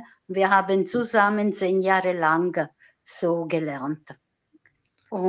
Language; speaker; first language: German; non-native, fluent; Italian